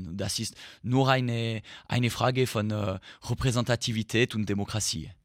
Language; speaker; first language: German; non-native, fluent; French